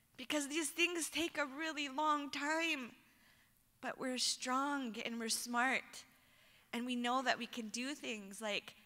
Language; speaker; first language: English; native; English